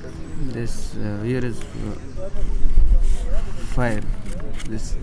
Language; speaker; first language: English; non-native, learner; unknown